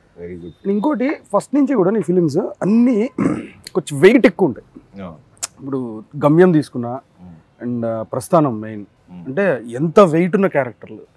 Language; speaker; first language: Telugu; native; Telugu